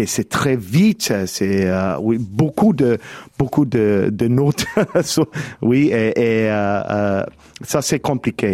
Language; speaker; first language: French; non-native, learner; English